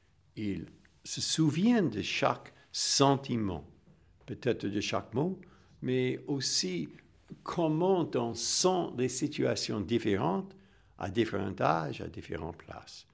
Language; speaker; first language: French; non-native, fluent; English